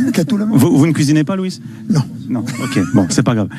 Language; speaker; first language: French; native; French